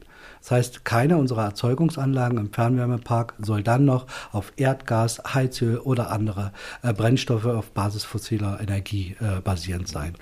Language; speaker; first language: German; native; German